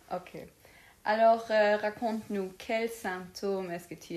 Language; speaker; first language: French; non-native, local second language; Luxembourgish